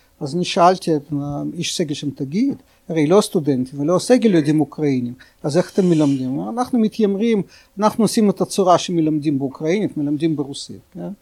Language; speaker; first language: Hebrew; non-native, fluent; Russian